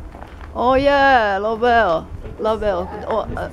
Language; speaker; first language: Spanish; non-native, learner; English